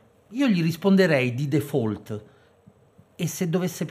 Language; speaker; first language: Italian; native; Italian